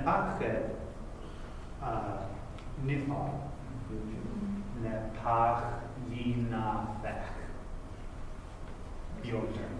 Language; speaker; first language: Hebrew; non-native, fluent; English